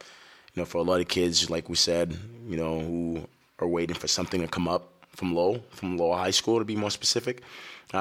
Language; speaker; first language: English; early bilingual, other home language; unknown